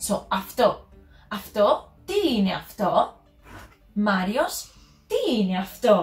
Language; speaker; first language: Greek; non-native, learner; English